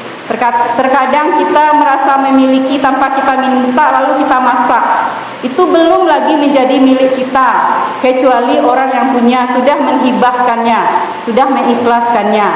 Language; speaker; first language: Indonesian; native; Indonesian